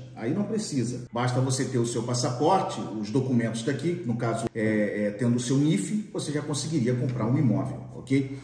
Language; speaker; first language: Portuguese; native; Portuguese